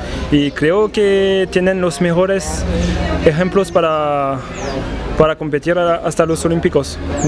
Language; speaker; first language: Spanish; non-native, fluent; French